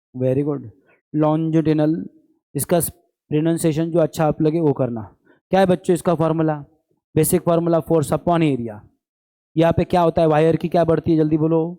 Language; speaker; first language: Hindi; non-native, local second language; Marathi